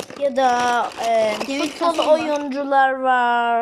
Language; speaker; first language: Turkish; non-native, learner; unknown